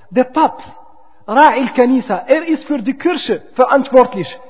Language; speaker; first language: German; non-native, fluent; Arabic